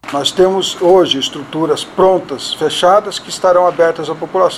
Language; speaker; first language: Portuguese; native; Portuguese